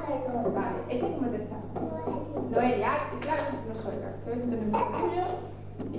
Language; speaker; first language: Spanish; native; Spanish